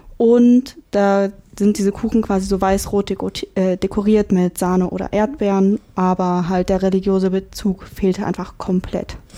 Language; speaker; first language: German; native; German